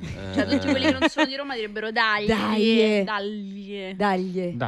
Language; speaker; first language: Italian; native; Italian